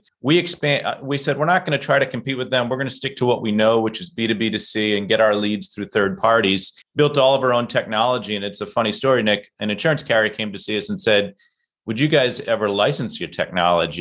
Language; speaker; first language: English; native; English